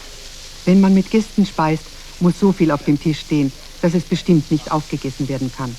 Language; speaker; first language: German; native; German